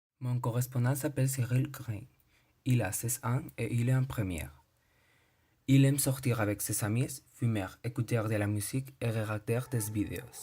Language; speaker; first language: French; non-native, learner; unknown